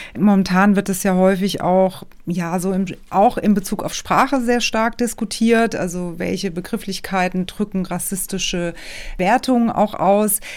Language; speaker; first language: German; native; German